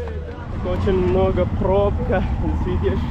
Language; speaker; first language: Russian; non-native, learner; Pashto